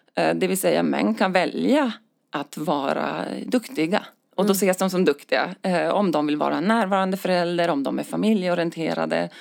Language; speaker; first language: Swedish; native; Swedish